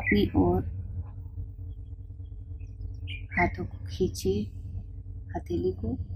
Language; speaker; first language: Hindi; native; Hindi